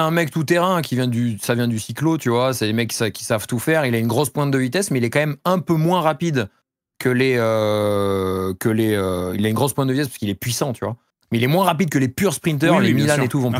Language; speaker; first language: French; native; French